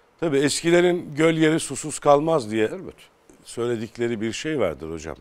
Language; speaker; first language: Turkish; native; Turkish